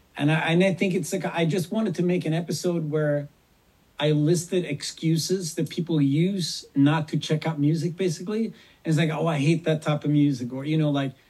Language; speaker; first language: English; non-native, fluent; Swedish